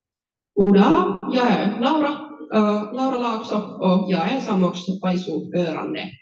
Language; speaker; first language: Swedish; non-native, learner; Finnish